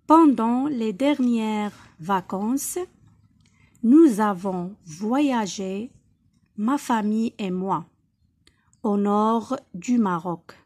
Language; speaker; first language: French; non-native, local second language; Arabic